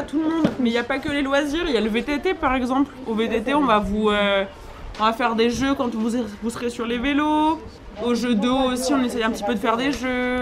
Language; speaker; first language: French; native; French